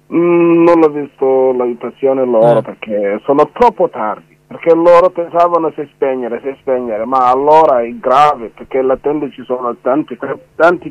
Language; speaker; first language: Italian; non-native, learner; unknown